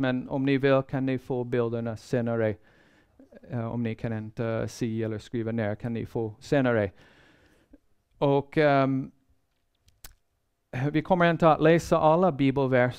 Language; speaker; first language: Swedish; non-native, fluent; English